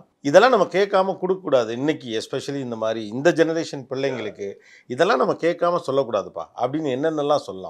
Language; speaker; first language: Tamil; native; Tamil